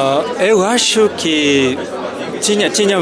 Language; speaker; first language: Portuguese; non-native, fluent; Japanese